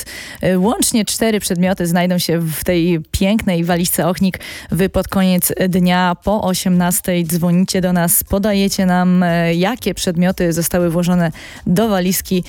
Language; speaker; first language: Polish; native; Polish